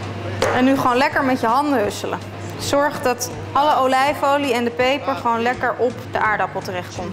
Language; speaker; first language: Dutch; non-native, fluent; Italian